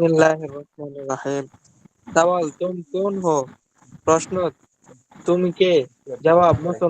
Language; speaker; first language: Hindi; non-native, learner; Bangla